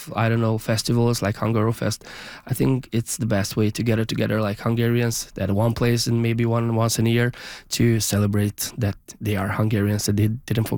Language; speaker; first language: English; non-native, fluent; Romanian